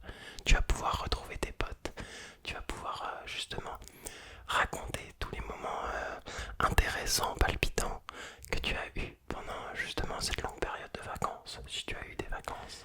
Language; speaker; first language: French; native; French